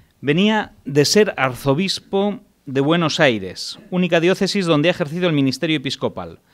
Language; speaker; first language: Spanish; native; Spanish